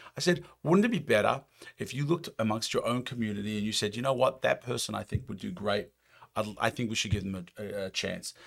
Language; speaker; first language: English; native; English